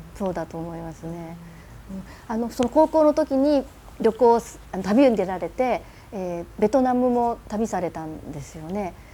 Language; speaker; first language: Japanese; native; Japanese